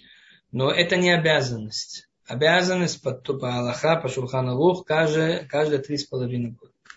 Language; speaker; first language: Russian; non-native, fluent; Hebrew